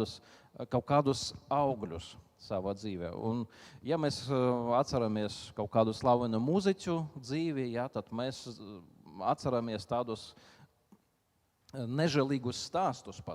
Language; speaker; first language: Latvian; non-native, local second language; Russian